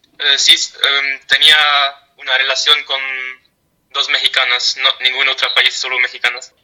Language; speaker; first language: Spanish; non-native, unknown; Dutch